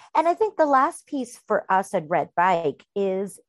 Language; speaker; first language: English; early bilingual, heritage; Spanish